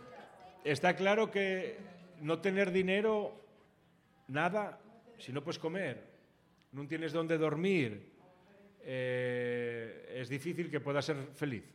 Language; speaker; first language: Spanish; native; Spanish